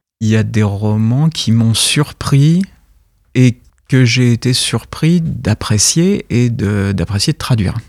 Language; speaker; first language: French; native; French